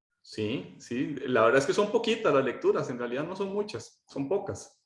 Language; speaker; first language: Spanish; native; Spanish